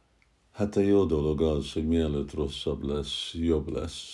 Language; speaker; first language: Hungarian; early bilingual, heritage; Hungarian